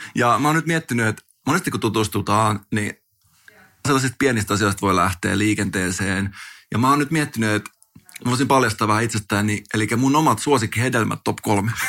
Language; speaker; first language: Finnish; native; Finnish